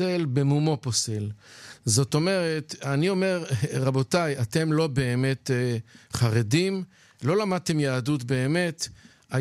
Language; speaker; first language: Hebrew; native; Hebrew